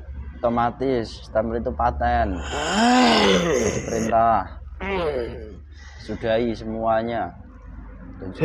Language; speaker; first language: Indonesian; native; Indonesian